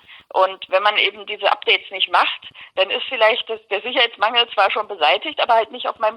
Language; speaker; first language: German; native; German